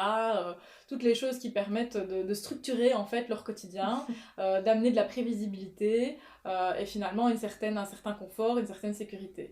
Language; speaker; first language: French; native; French